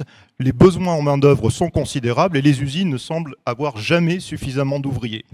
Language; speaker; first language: French; native; French